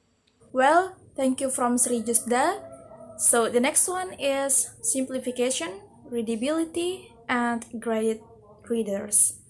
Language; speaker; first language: English; non-native, learner; Indonesian